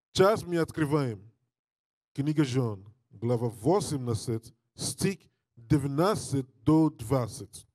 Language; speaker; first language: Russian; non-native, learner; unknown